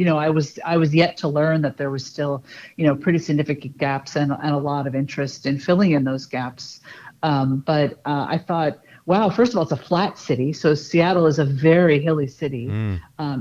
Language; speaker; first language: English; native; English